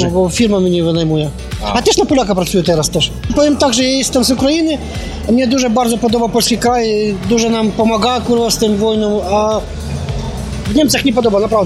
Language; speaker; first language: Polish; non-native, learner; Ukrainian